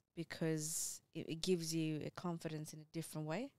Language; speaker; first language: English; early bilingual, other home language; Amharic